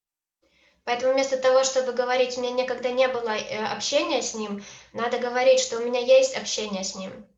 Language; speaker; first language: Russian; native; Russian